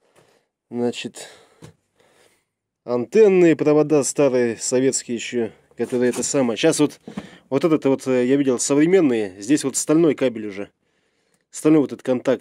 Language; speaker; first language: Russian; native; Russian